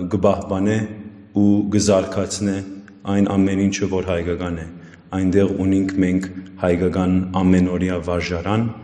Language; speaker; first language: Armenian; early bilingual, heritage; Armenian